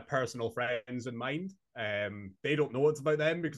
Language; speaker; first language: English; native; English